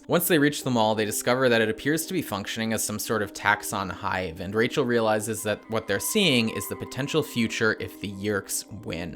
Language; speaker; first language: English; native; English